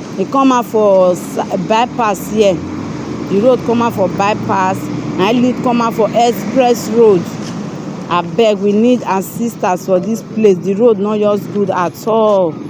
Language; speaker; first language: Nigerian Pidgin; native; Nigerian Pidgin